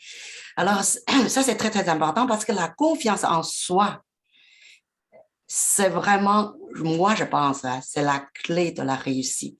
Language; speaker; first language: French; non-native, fluent; Chinese